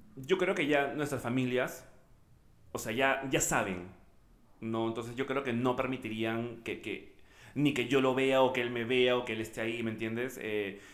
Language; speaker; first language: Spanish; native; Spanish